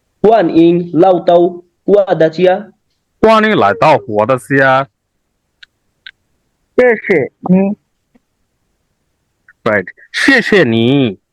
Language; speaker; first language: Chinese; non-native, learner; Bangla